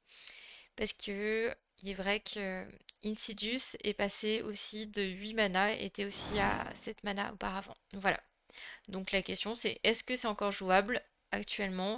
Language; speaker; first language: French; native; French